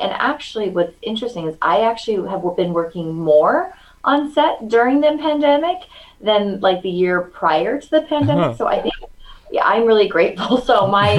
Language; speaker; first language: English; early bilingual, other home language; Chinese